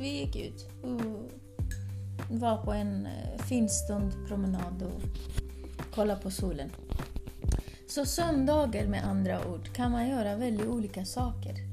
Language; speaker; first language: Swedish; early bilingual, other home language; Kurdish